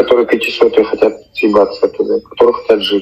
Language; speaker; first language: Russian; native; Russian